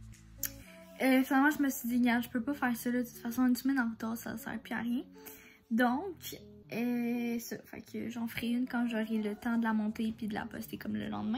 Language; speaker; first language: French; native; French